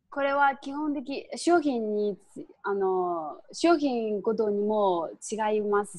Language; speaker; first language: Japanese; non-native, fluent; Chinese